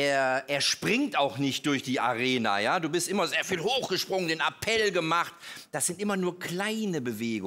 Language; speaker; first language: German; native; German